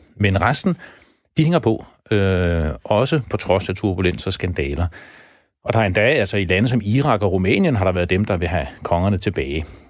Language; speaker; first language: Danish; native; Danish